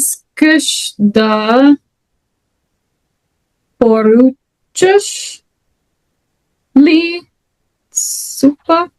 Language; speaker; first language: Bulgarian; non-native, learner; English